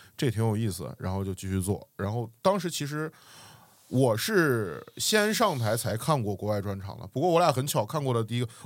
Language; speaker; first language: Chinese; native; Chinese